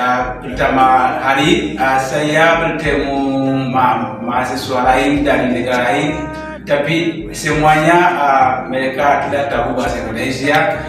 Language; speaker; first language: Indonesian; non-native, learner; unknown